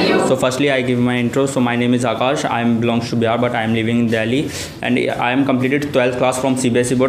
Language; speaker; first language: English; non-native, learner; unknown